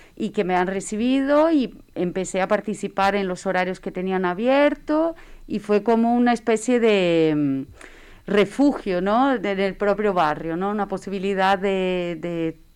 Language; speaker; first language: Spanish; non-native, fluent; Portuguese